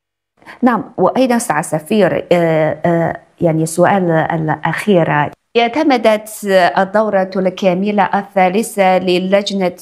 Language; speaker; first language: Arabic; non-native, fluent; Chinese